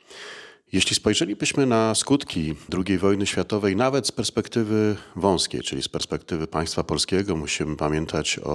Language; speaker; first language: Polish; native; Polish